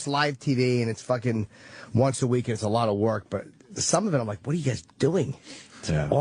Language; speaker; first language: English; native; English